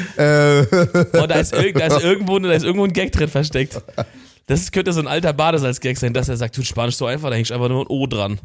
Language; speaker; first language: German; native; German